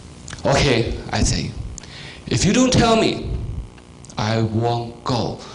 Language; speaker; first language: English; non-native, fluent; Chinese